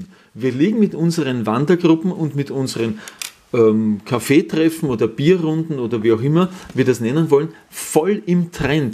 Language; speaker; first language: German; native; German